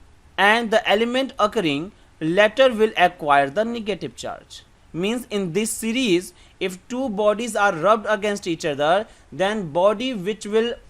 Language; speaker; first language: English; non-native, local second language; Hindi